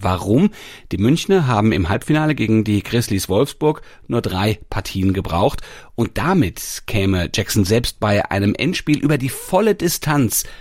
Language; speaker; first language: German; native; German